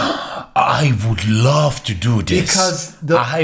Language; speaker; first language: English; non-native, learner; German